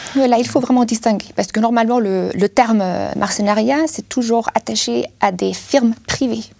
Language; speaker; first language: French; non-native, fluent; German